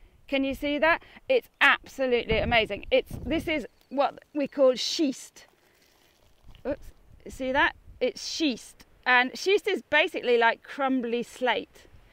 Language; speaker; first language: English; native; English